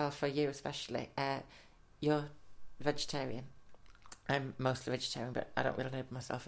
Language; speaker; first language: English; native; English